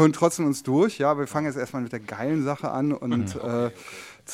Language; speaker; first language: German; native; German